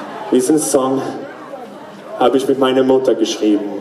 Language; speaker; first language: German; non-native, learner; Swedish